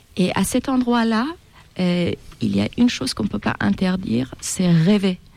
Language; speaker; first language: French; non-native, fluent; Persian